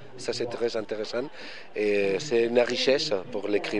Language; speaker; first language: French; non-native, fluent; Spanish